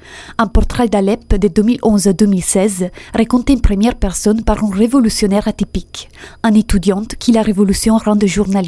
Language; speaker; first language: French; native; French